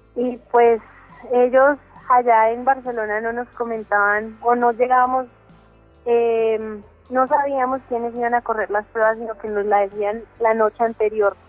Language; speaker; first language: Spanish; native; Spanish